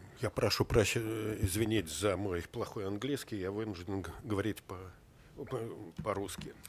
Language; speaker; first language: Russian; native; Russian